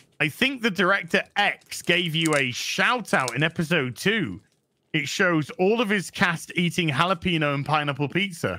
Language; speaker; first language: English; native; English